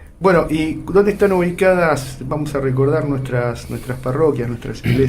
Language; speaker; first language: Spanish; native; Spanish